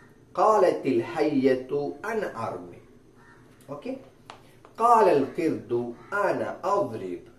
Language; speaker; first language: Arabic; non-native, fluent; Malayalam